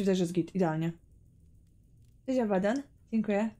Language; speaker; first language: Polish; native; Polish